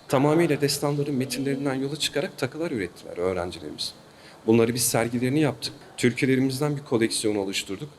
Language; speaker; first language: Turkish; native; Turkish